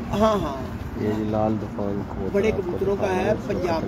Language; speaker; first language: Hindi; non-native, local second language; Punjabi